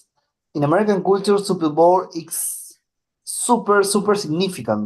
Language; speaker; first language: English; non-native, learner; Spanish